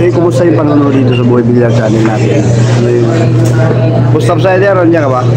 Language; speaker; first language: Filipino; non-native, local second language; Cebuano